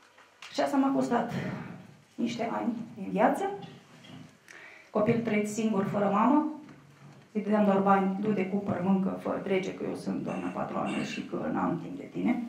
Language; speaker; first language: Romanian; native; Romanian